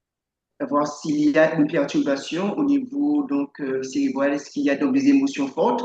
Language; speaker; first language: French; native; French